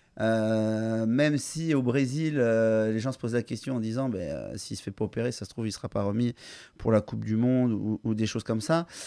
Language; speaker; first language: French; native; French